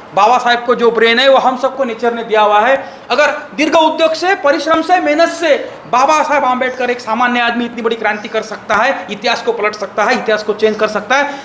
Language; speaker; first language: Hindi; non-native, local second language; Marathi